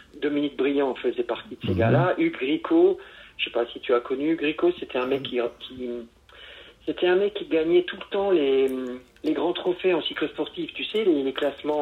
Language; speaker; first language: French; native; French